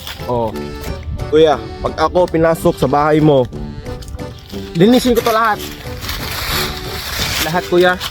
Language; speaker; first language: Filipino; non-native, local second language; Cebuano